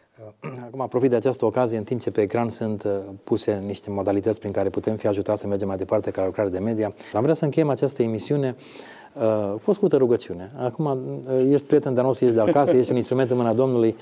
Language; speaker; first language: Romanian; native; Romanian